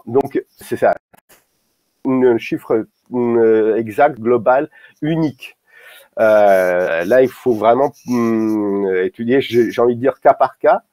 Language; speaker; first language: French; non-native, fluent; Russian